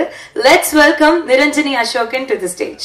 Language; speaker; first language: Tamil; native; Tamil